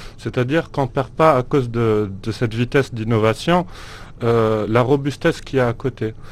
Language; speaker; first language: French; non-native, local second language; Arabic